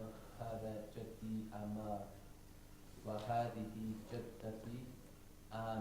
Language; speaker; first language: Arabic; non-native, learner; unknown